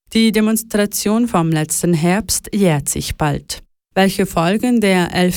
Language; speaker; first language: German; native; German